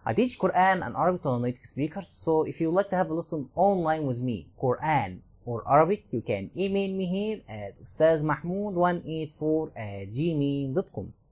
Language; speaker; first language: English; non-native, fluent; Arabic